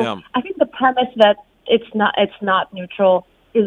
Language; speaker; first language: English; non-native, fluent; Russian